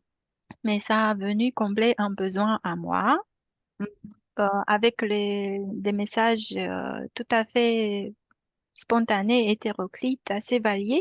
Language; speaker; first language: French; non-native, fluent; Romanian